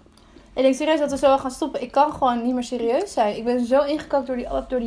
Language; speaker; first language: Dutch; native; Dutch